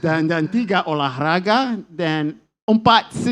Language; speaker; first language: Indonesian; non-native, learner; English